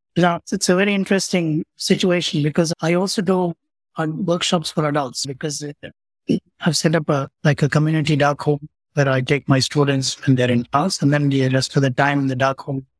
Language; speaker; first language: English; non-native, local second language; Tamil